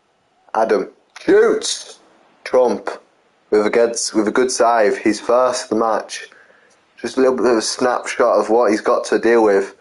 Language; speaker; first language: English; native; English